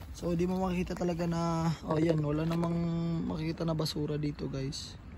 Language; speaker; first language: Filipino; native; Filipino